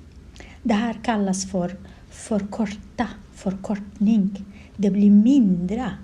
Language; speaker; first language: Swedish; non-native, learner; Kurdish